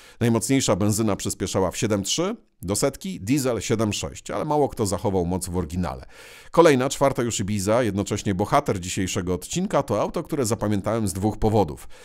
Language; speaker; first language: Polish; native; Polish